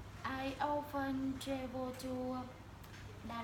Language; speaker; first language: English; non-native, learner; Vietnamese